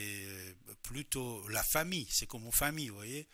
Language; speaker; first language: French; non-native, fluent; Persian